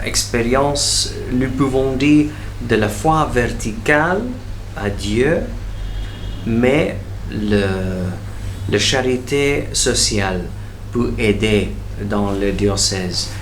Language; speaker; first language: French; non-native, fluent; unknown